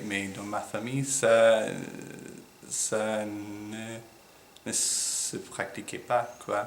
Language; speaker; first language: French; non-native, fluent; English